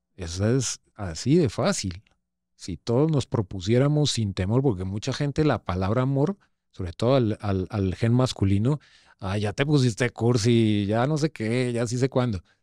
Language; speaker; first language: Spanish; native; Spanish